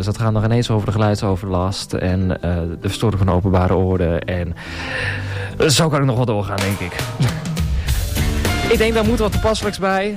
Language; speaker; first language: Dutch; native; Dutch